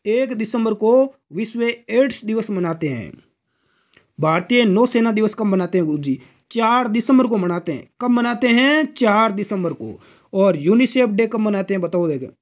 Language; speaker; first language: Hindi; native; Hindi